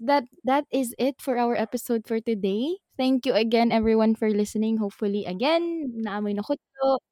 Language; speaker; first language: English; non-native, local second language; Cebuano